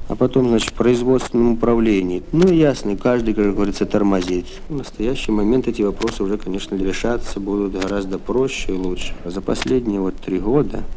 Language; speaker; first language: Russian; native; Russian